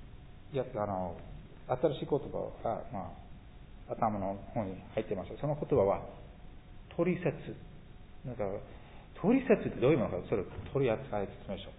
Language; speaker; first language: Japanese; non-native, fluent; English